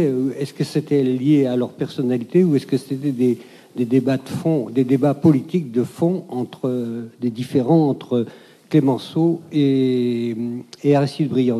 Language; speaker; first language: French; native; French